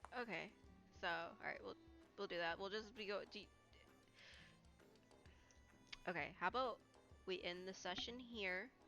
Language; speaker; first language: English; native; English